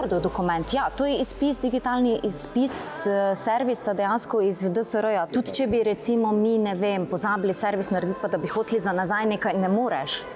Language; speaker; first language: Slovenian; native; Slovenian